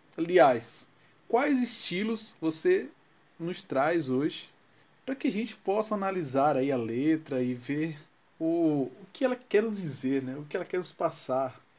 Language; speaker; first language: Portuguese; native; Portuguese